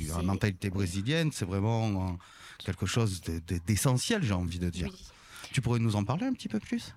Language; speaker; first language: French; native; French